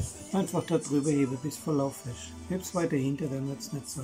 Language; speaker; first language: German; native; German